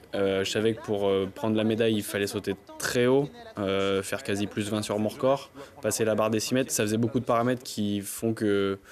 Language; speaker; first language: French; native; French